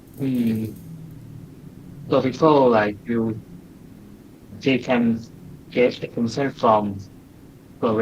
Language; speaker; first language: English; non-native, learner; Thai